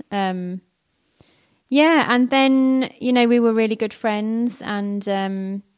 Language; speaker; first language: English; native; English